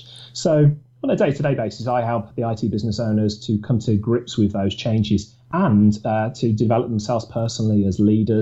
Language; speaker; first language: English; native; English